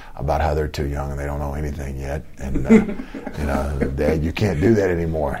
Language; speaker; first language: English; native; English